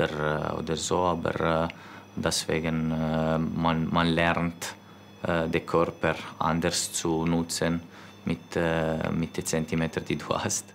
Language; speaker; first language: German; non-native, local second language; Italian